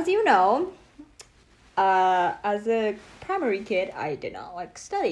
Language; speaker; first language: English; non-native, fluent; Vietnamese